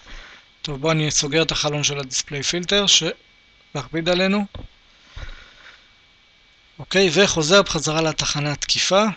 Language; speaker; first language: Hebrew; native; Hebrew